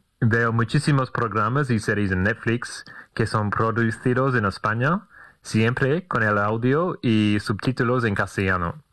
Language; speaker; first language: Spanish; non-native, fluent; English